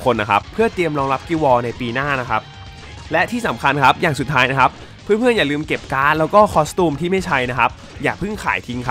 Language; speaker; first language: Thai; native; Thai